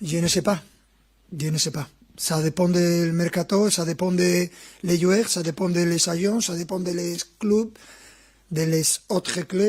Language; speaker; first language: French; non-native, fluent; Spanish